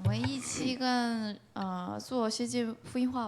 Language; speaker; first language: Chinese; non-native, fluent; Korean